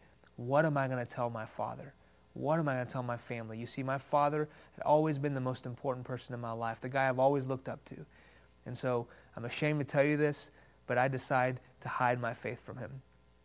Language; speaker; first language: English; early bilingual, other home language; Persian